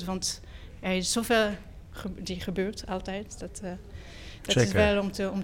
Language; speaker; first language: Dutch; non-native, fluent; French